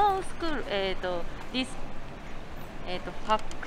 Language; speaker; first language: English; non-native, learner; Japanese